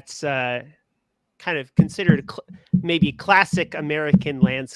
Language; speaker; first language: English; native; English